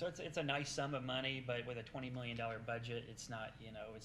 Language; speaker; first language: English; native; English